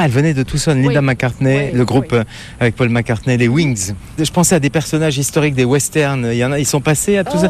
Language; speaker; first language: French; native; French